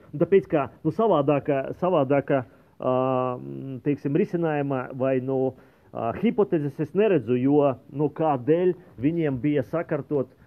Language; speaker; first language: Latvian; non-native, local second language; Russian